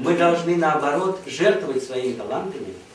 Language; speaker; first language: Russian; native; Russian